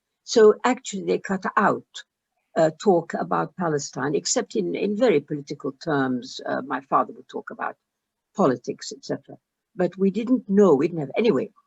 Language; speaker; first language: English; early bilingual, other home language; Arabic